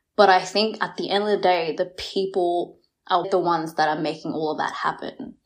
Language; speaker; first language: English; early bilingual, other home language; Vietnamese